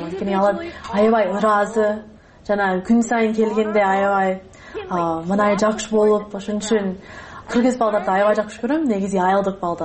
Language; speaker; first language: Kyrgyz; non-native, learner; English